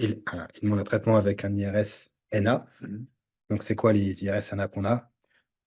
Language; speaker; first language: French; native; French